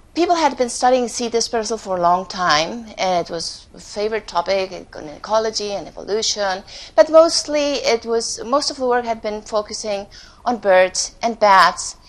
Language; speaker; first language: English; non-native, fluent; Spanish